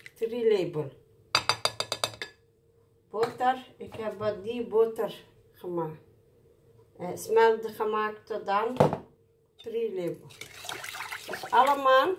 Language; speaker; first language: Dutch; non-native, learner; Somali